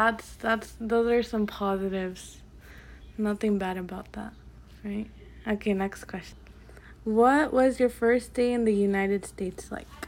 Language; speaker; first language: English; early bilingual, other home language; Spanish